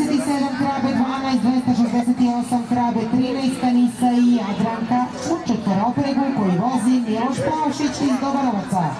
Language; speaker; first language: Bosnian; native; Bosnian